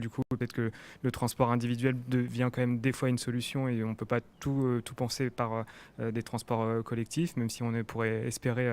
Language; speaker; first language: French; native; French